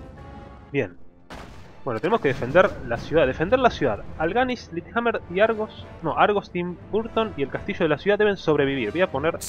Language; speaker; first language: Spanish; native; Spanish